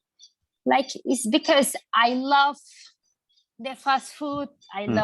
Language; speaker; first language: English; non-native, learner; Spanish